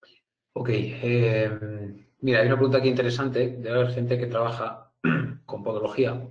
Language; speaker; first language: Spanish; native; Spanish